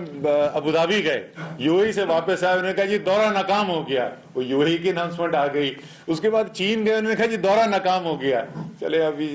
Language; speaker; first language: Urdu; native; Urdu